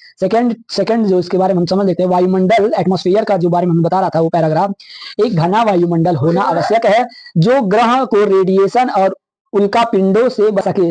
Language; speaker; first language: Hindi; native; Hindi